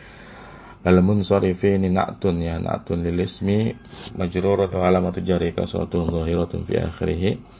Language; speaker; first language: Arabic; non-native, fluent; Indonesian